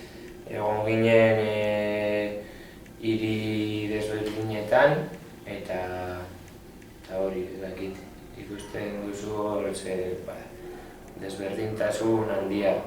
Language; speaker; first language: Basque; non-native, local second language; Spanish